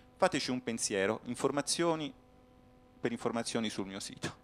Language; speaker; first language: Italian; native; Italian